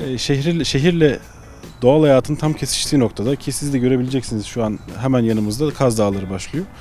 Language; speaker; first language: Turkish; early bilingual, heritage; Turkish